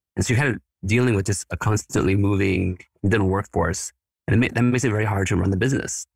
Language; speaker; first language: English; early bilingual, other home language; Spanish